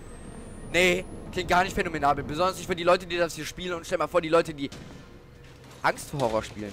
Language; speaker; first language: German; native; German